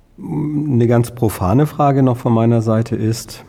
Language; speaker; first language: German; native; German